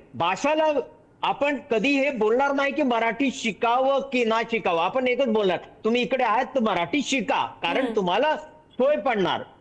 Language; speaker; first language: Marathi; non-native, local second language; Hindi